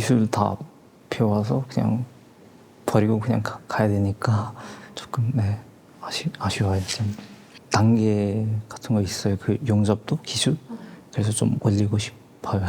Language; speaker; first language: Korean; non-native, fluent; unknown